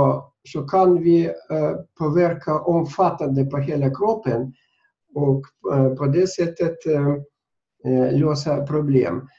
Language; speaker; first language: Swedish; non-native, fluent; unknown